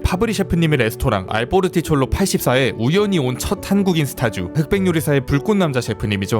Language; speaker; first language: Korean; native; Korean